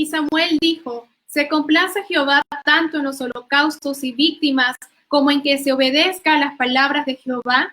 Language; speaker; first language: Spanish; native; Spanish